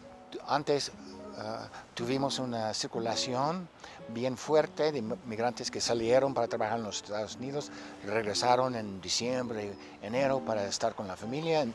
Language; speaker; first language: Spanish; non-native, fluent; English